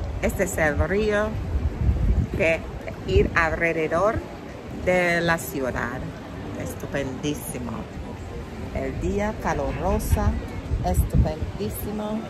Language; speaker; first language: Spanish; non-native, fluent; English